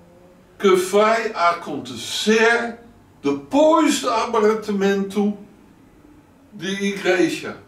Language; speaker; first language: Portuguese; non-native, learner; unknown